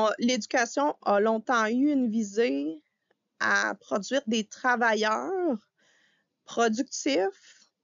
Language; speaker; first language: French; native; French